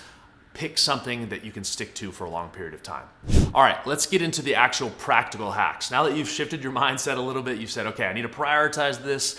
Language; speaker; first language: English; native; English